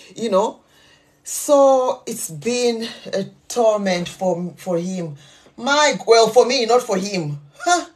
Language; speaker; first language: English; non-native, local second language; Nyanja